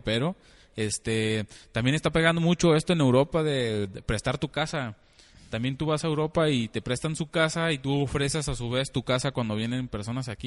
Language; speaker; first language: Spanish; native; Spanish